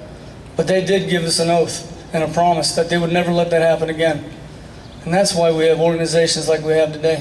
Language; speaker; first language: English; native; English